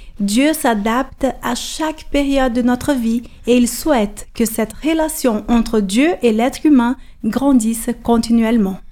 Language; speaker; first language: French; native; French